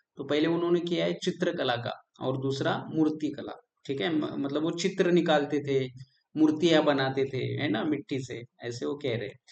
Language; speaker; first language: Hindi; non-native, local second language; Marathi